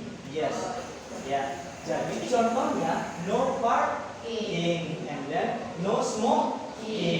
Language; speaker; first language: English; non-native, learner; Indonesian